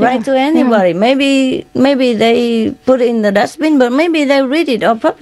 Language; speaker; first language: English; non-native, fluent; Vietnamese